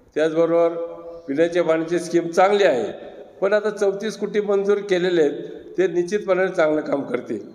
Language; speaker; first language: Marathi; native; Marathi